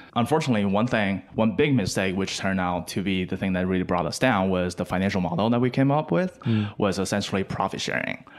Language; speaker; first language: English; non-native, fluent; Chinese